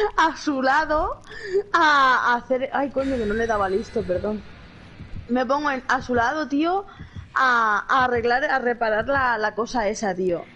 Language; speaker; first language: Spanish; native; Spanish